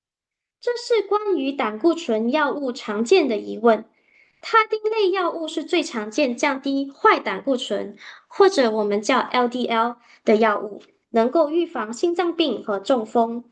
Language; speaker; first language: Chinese; native; Chinese